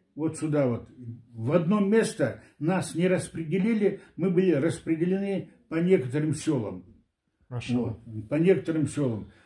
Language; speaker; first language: Russian; non-native, local second language; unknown